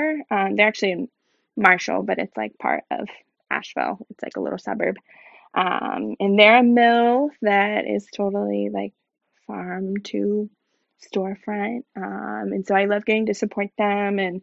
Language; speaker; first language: English; native; English